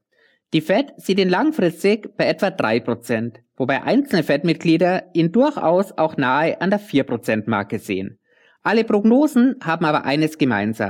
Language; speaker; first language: German; native; German